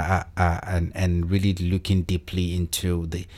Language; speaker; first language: English; non-native, local second language; Yoruba